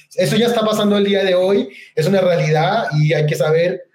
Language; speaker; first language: Spanish; native; Spanish